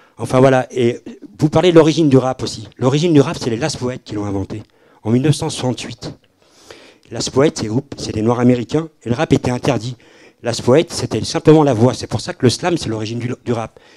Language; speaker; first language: French; native; French